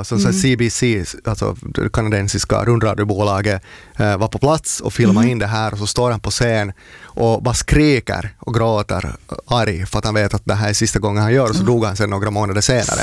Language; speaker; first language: Swedish; native; Swedish